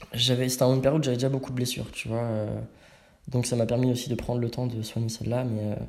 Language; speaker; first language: French; native; French